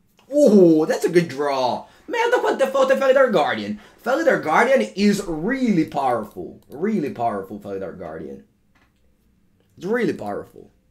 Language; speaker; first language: English; non-native, fluent; Italian